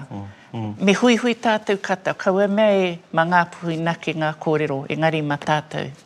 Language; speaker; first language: Māori; native; Māori